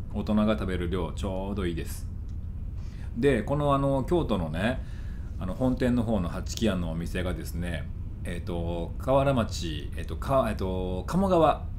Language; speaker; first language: Japanese; native; Japanese